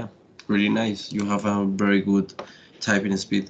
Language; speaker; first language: English; non-native, fluent; Spanish